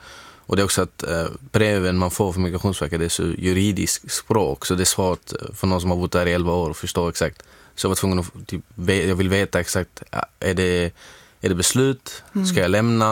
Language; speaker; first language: Swedish; non-native, fluent; Arabic